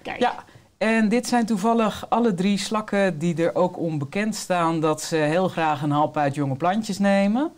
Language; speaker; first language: Dutch; native; Dutch